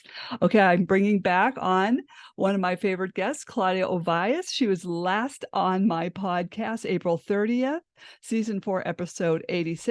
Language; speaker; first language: English; native; English